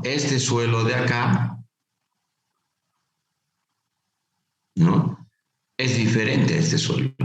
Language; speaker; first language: Spanish; native; Spanish